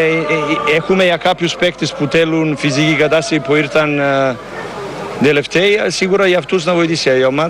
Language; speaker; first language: Greek; non-native, learner; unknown